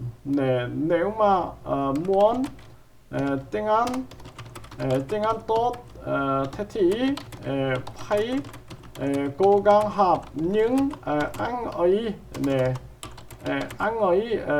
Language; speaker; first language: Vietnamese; non-native, learner; Korean